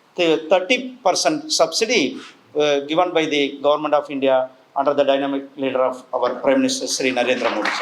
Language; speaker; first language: English; non-native, local second language; Tamil